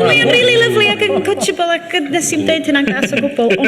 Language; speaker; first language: Welsh; native; Welsh